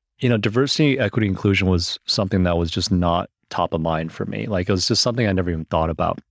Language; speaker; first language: English; early bilingual, other home language; Chinese